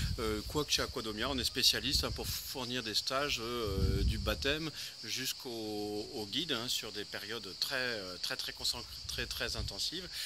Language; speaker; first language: French; native; French